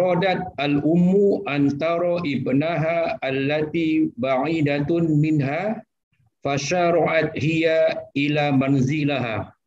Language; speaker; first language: Arabic; non-native, learner; Malay